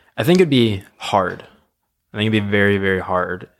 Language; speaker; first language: English; native; English